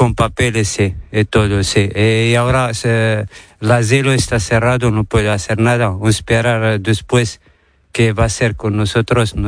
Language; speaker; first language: Spanish; non-native, learner; Arabic